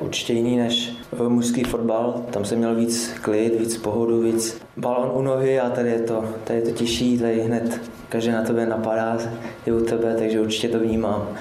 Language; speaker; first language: Czech; early bilingual, other home language; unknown